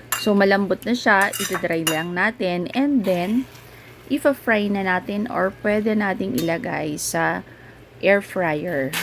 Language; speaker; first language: Filipino; non-native, local second language; Iloko